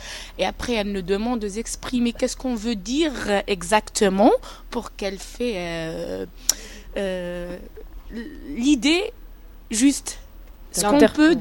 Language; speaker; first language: French; non-native, learner; Arabic